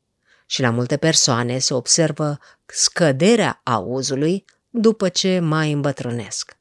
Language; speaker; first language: Romanian; native; Romanian